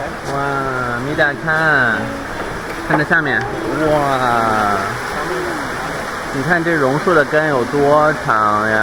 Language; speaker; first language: Chinese; native; Chinese